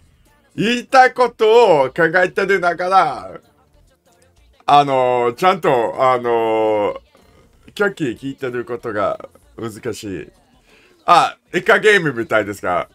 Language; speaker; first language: Japanese; non-native, learner; English